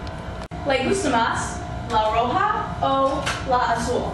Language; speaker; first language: Spanish; non-native, learner; English